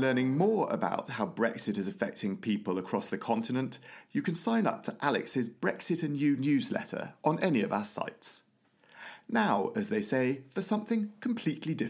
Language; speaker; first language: English; native; English